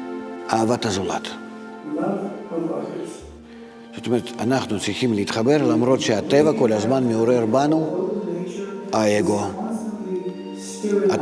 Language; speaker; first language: Hebrew; non-native, fluent; Russian